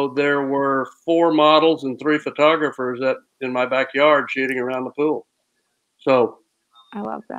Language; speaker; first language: English; native; English